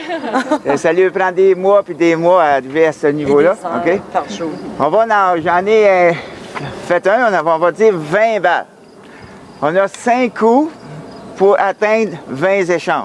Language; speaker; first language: French; native; French